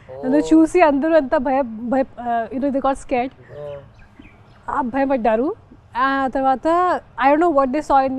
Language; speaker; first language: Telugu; non-native, fluent; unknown